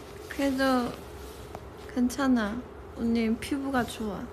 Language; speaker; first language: Korean; non-native, local second language; Chinese